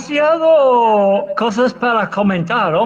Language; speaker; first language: Spanish; non-native, learner; English